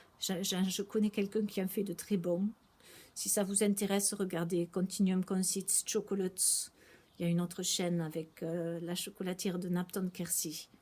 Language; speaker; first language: French; native; French